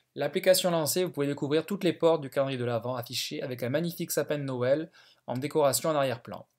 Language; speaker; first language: French; native; French